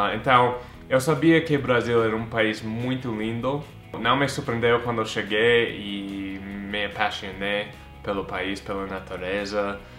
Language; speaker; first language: Portuguese; non-native, fluent; English